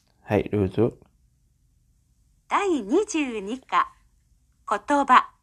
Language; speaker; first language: Japanese; non-native, learner; Indonesian